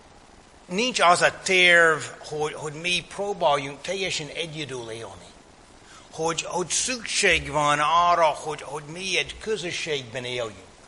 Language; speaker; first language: Hungarian; non-native, fluent; English